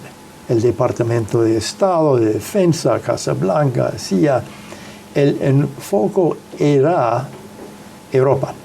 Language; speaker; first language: Spanish; non-native, fluent; English